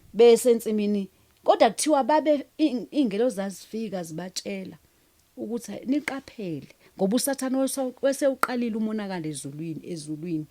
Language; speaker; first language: Zulu; native; Zulu